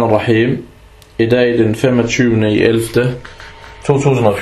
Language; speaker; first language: Danish; early bilingual, other home language; Arabic